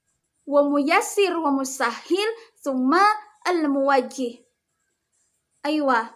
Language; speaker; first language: Arabic; non-native, learner; Indonesian